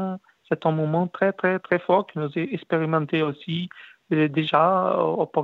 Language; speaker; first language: French; non-native, learner; Portuguese